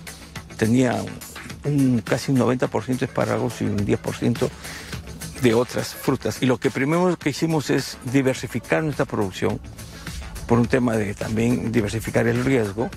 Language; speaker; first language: Spanish; native; Spanish